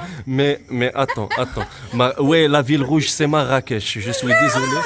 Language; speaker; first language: French; non-native, learner; Arabic